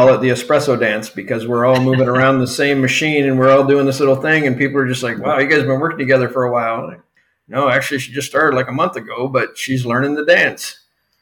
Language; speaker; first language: English; native; English